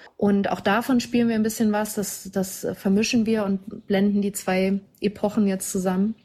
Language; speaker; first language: German; native; German